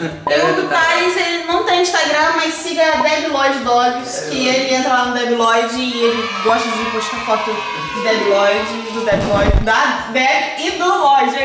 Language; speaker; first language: Portuguese; native; Portuguese